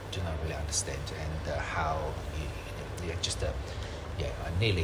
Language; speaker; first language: English; non-native, learner; Chinese